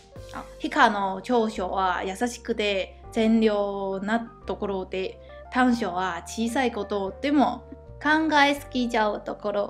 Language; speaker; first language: Japanese; non-native, fluent; Chinese